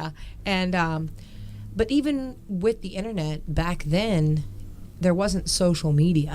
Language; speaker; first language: English; native; English